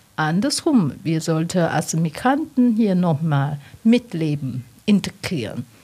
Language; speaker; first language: German; non-native, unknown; Chinese